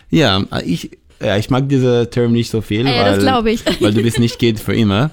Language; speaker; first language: German; non-native, learner; Hebrew